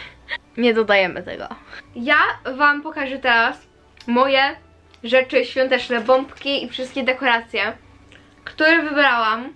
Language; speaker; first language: Polish; early bilingual, heritage; Polish